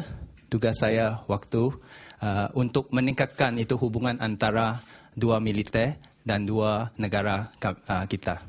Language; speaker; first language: Indonesian; non-native, fluent; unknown